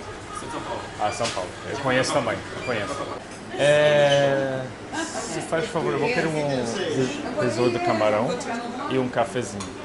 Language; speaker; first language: Portuguese; early bilingual, heritage; English